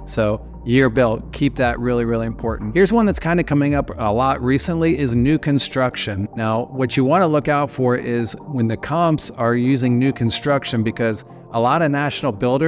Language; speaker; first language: English; native; English